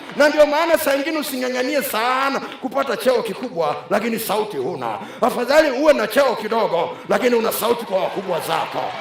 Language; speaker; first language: Swahili; native; Swahili